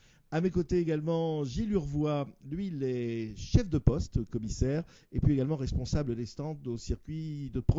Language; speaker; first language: French; native; French